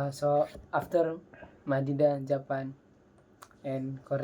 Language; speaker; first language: English; non-native, learner; Indonesian